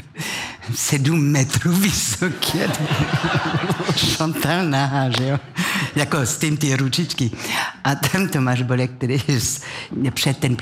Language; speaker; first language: Czech; non-native, fluent; French